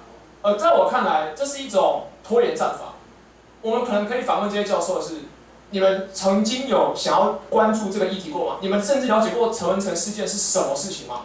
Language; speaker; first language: Chinese; native; Chinese